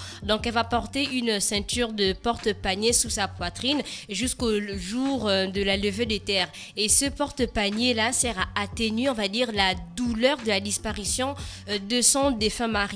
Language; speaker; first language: French; native; French